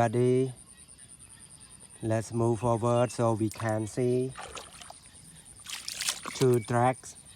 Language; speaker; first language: English; non-native, learner; Indonesian